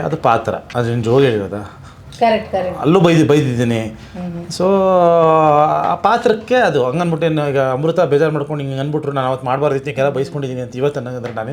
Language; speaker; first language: Kannada; native; Kannada